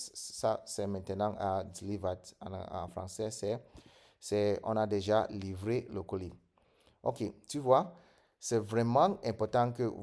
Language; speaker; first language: French; non-native, fluent; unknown